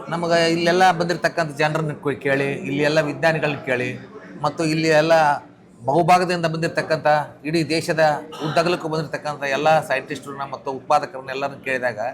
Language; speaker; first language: Kannada; native; Kannada